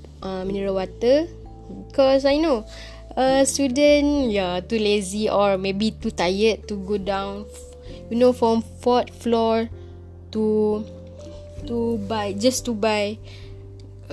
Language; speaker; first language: English; non-native, local second language; Malay